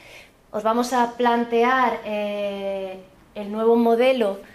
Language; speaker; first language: Spanish; native; Spanish